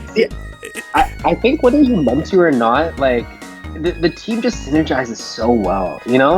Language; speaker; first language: English; native; English